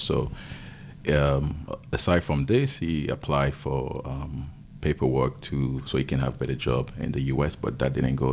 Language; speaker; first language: English; non-native, fluent; Haitian Creole